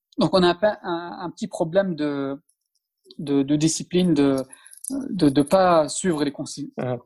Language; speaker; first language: French; early bilingual, other home language; Turkish